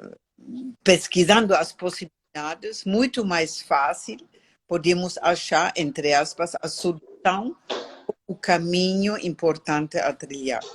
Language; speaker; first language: Portuguese; non-native, learner; German